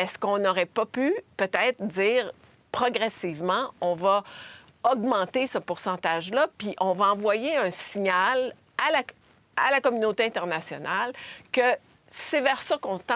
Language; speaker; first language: French; native; French